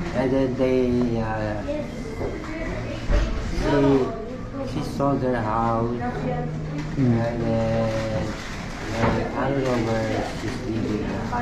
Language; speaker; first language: English; non-native, local second language; Filipino